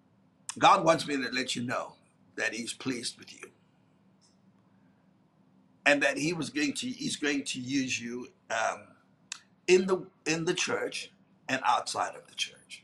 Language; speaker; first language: English; non-native, local second language; Afrikaans